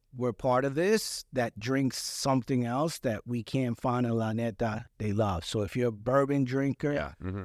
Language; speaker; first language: English; early bilingual, other home language; Spanish